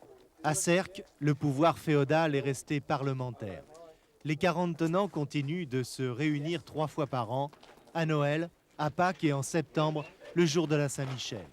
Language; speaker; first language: French; native; French